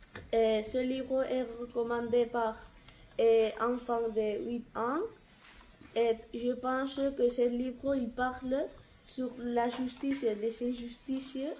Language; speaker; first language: French; non-native, learner; Catalan